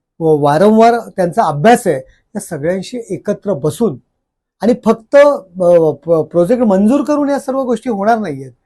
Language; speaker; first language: Marathi; native; Marathi